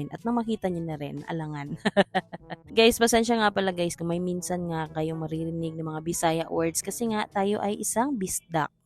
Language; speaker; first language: Filipino; non-native, local second language; Cebuano